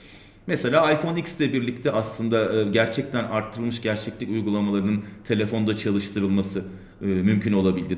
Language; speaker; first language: Turkish; native; Turkish